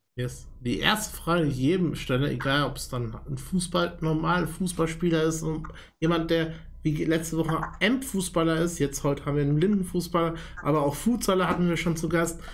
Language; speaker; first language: German; native; German